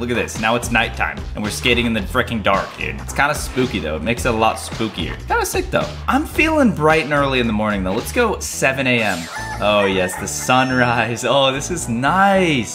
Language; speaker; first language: English; native; English